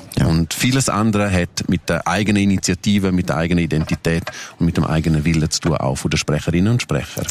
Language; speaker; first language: German; non-native, local second language; Romansh